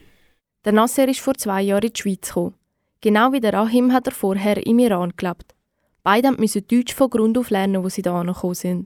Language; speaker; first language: German; native; German